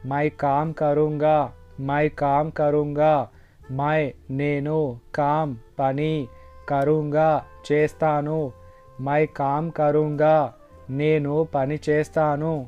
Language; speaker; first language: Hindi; non-native, local second language; Telugu